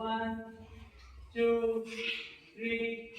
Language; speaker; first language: English; non-native, local second language; Kannada